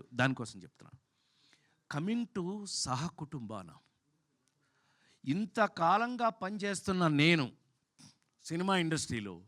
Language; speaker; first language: Telugu; native; Telugu